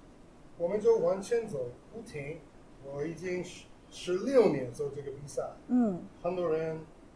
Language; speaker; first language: Chinese; non-native, learner; English